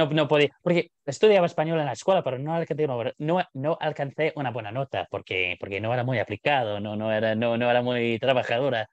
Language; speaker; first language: Spanish; non-native, fluent; English